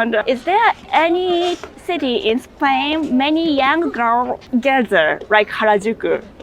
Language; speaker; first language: English; non-native, learner; Japanese